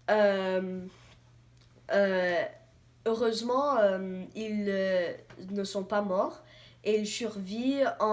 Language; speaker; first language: French; non-native, learner; English